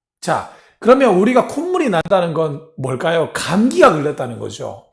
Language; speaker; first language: Korean; native; Korean